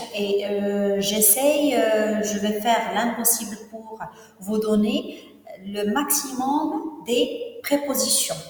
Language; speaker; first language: French; non-native, local second language; Arabic